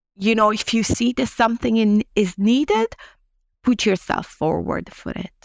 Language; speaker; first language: English; non-native, fluent; Italian